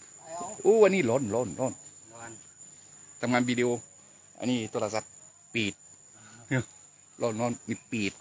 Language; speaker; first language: Thai; non-native, learner; French